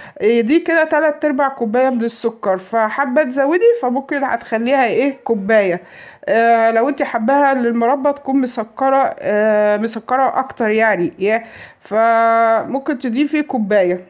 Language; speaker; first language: Arabic; native; Arabic